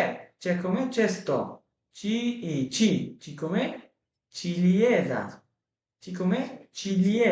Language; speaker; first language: Italian; non-native, fluent; Bangla